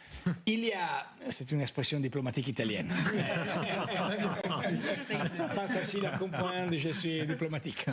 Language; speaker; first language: French; non-native, fluent; Italian